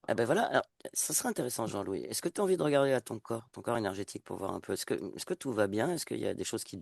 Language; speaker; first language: French; native; French